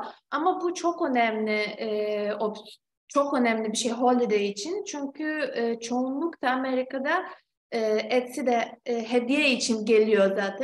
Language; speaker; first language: Turkish; non-native, fluent; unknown